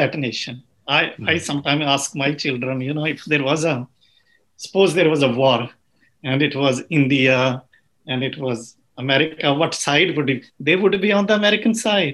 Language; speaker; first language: English; non-native, local second language; Punjabi